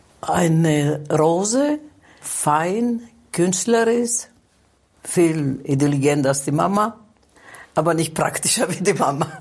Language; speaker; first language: German; non-native, fluent; Greek